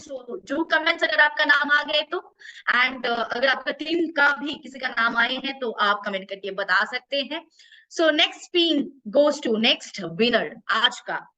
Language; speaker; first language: Hindi; native; Hindi